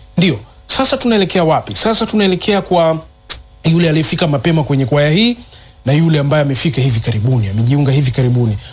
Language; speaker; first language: Swahili; native; Swahili